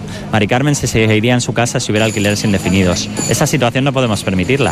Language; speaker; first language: Spanish; native; Spanish